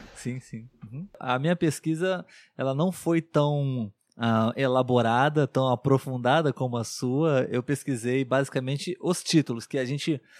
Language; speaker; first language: Portuguese; native; Portuguese